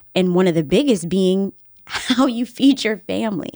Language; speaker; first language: English; native; English